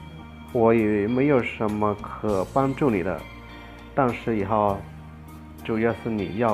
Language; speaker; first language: Chinese; non-native, fluent; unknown